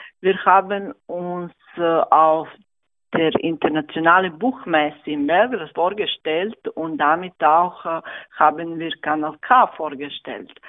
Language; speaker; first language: German; non-native, fluent; Serbian